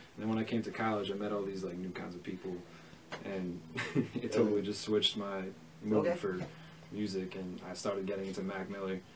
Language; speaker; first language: English; native; English